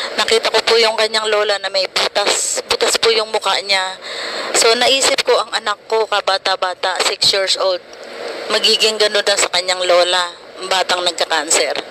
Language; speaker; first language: Filipino; native; Filipino